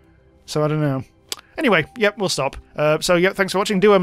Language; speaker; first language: English; native; English